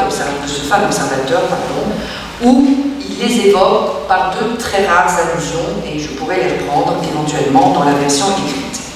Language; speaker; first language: French; native; French